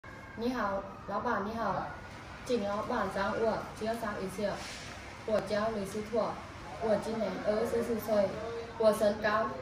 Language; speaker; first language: Chinese; non-native, learner; Vietnamese